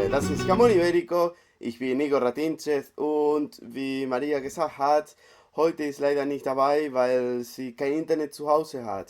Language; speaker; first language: German; non-native, fluent; Spanish